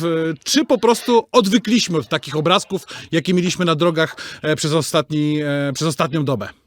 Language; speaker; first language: Polish; native; Polish